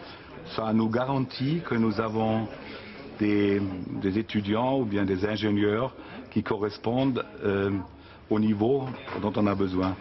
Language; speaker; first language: French; non-native, fluent; German